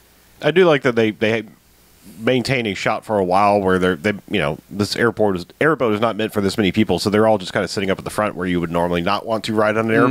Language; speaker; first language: English; native; English